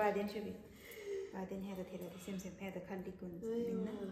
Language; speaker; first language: Arabic; non-native, learner; Nepali